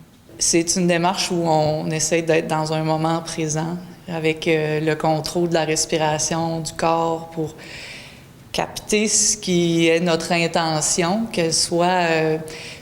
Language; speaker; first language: French; native; French